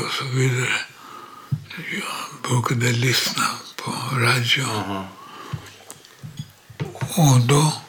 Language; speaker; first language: Swedish; non-native, learner; Polish